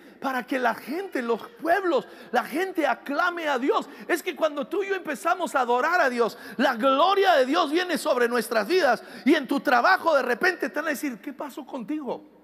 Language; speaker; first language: Spanish; non-native, fluent; English